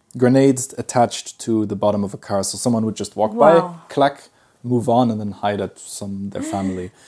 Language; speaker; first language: English; early bilingual, other home language; Pashto